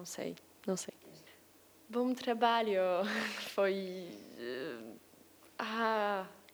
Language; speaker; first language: Portuguese; non-native, learner; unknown